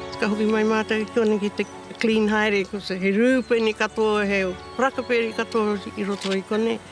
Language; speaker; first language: Māori; native; Māori